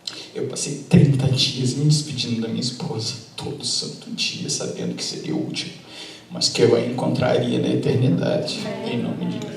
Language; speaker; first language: Portuguese; native; Portuguese